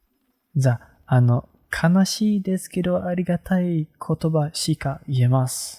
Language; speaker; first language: Japanese; non-native, learner; Malay